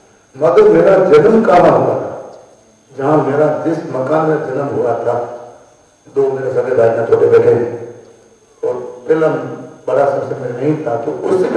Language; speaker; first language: Hindi; native; Hindi